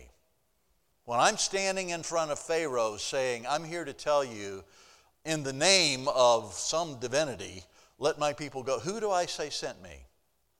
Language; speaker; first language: English; native; English